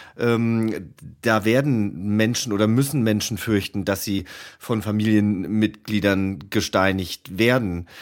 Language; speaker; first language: German; native; German